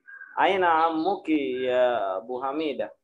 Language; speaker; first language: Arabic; non-native, fluent; Indonesian